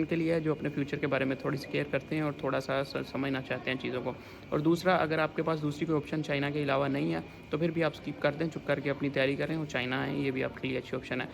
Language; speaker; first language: Urdu; non-native, local second language; Punjabi